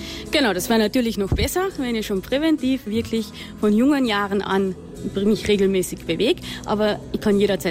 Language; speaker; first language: German; native; German